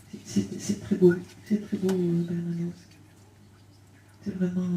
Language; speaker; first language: French; early bilingual, other home language; Spanish